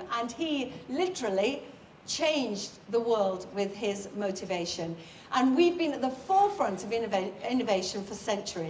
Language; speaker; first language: English; native; English